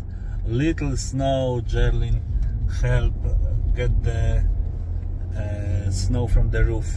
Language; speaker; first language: English; non-native, learner; Polish